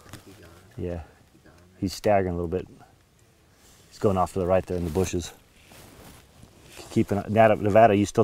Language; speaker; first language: English; native; English